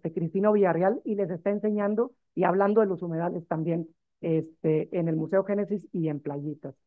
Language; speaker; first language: Spanish; native; Spanish